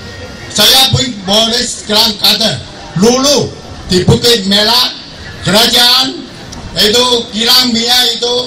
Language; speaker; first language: Indonesian; non-native, local second language; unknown